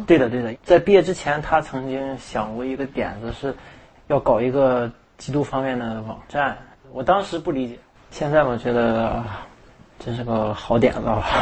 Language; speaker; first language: Chinese; native; Chinese